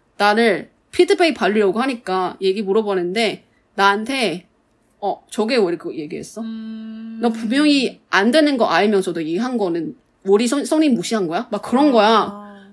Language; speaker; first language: Korean; non-native, fluent; Chinese